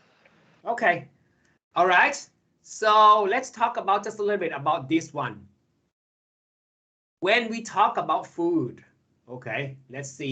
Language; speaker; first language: English; non-native, local second language; Thai